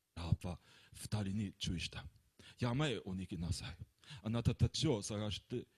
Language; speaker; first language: Japanese; non-native, fluent; German